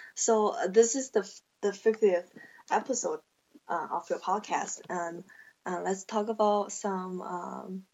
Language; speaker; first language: English; non-native, fluent; Chinese